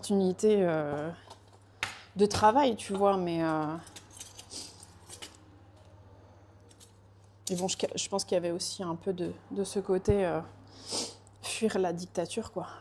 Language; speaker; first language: French; native; French